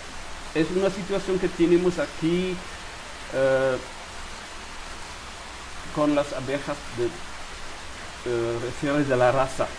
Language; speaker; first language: Spanish; non-native, fluent; German